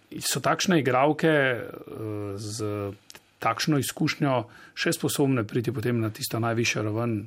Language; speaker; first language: Slovenian; native; Slovenian